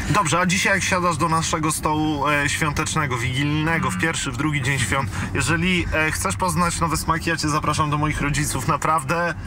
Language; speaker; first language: Polish; native; Polish